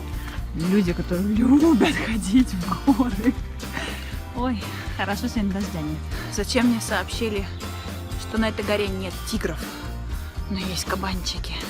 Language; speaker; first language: Russian; native; Russian